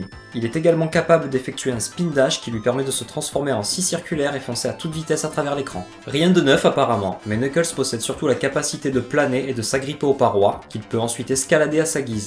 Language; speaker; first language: French; native; French